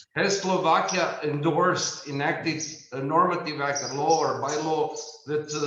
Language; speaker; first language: English; non-native, fluent; Albanian